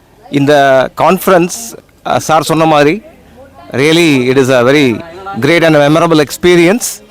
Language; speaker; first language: English; non-native, local second language; Tamil